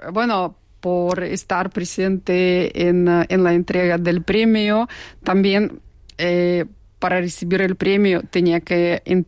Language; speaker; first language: Spanish; non-native, fluent; Russian